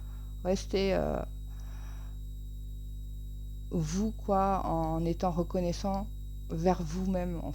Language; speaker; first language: French; native; French